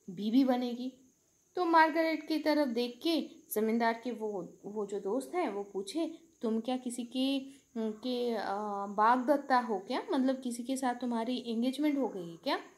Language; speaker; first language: Hindi; non-native, local second language; Bangla